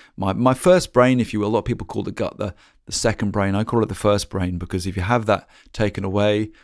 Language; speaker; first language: English; native; English